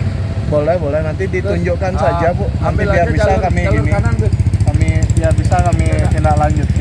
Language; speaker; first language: Indonesian; native; Indonesian